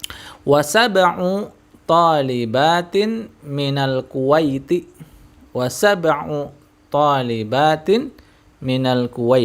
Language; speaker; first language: Arabic; non-native, fluent; Indonesian